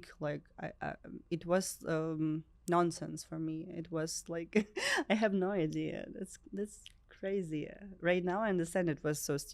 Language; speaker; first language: English; non-native, learner; Ukrainian